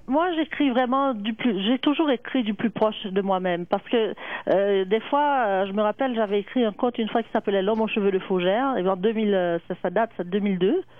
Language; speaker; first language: French; native; French